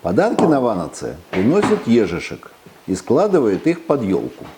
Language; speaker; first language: Russian; native; Russian